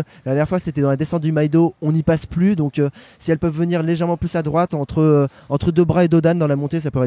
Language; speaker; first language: French; native; French